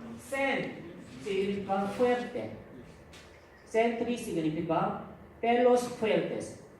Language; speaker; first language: Spanish; non-native, fluent; Korean